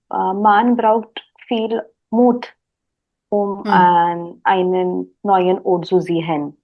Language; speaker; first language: German; non-native, learner; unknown